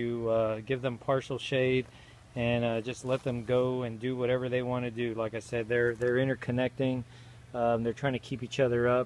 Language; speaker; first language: English; native; English